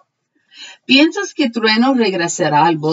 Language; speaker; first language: Spanish; early bilingual, heritage; Spanish